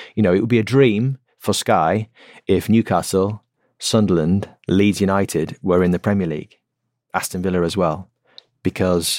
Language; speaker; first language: English; native; English